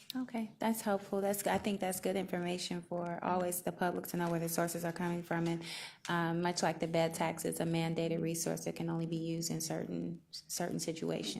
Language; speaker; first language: English; native; English